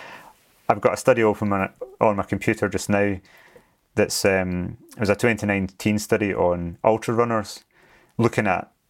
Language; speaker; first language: English; native; English